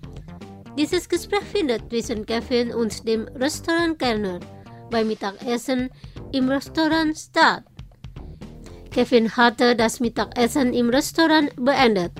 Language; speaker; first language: German; non-native, fluent; Indonesian